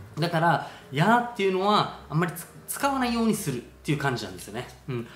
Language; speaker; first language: Japanese; native; Japanese